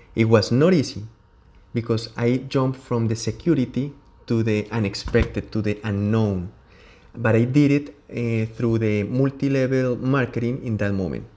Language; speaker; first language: English; non-native, learner; Spanish